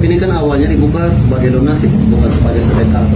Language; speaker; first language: Indonesian; native; Indonesian